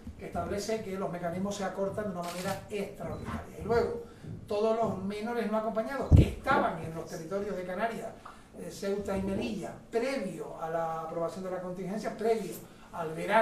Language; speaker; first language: Spanish; native; Spanish